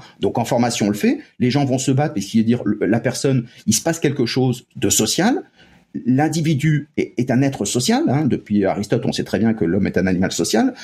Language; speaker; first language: French; native; French